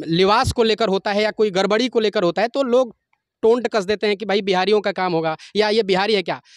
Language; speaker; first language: Hindi; native; Hindi